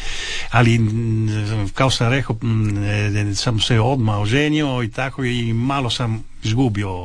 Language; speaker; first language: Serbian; non-native, fluent; Italian